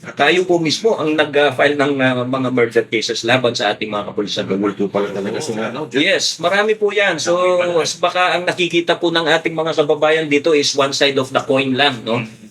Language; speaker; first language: Filipino; non-native, local second language; Pampanga